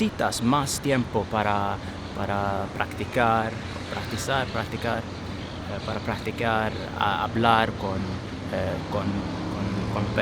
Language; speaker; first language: Spanish; non-native, learner; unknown